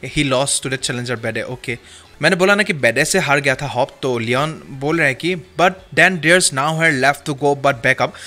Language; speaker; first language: Hindi; native; Hindi